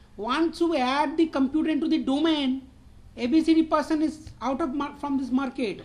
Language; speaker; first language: English; non-native, local second language; Bangla